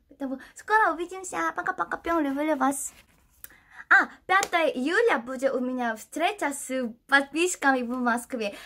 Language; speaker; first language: Russian; non-native, learner; Korean